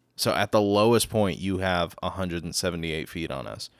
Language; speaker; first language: English; native; English